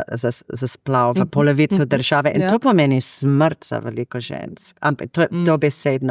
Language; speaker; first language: Slovenian; non-native, fluent; English